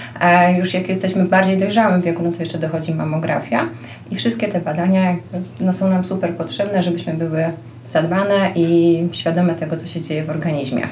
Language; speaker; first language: Polish; native; Polish